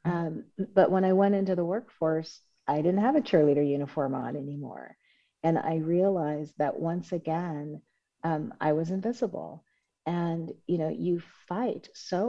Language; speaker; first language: English; native; English